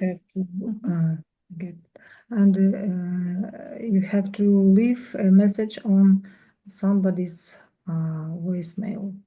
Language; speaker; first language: English; non-native, learner; Russian